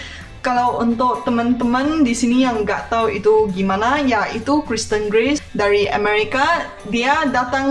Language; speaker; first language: Indonesian; non-native, fluent; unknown